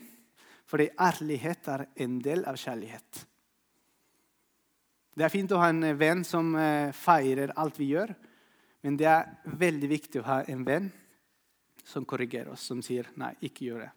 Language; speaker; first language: Norwegian; non-native, fluent; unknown